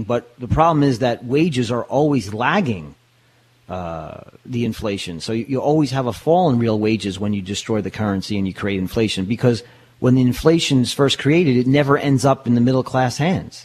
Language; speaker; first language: English; native; English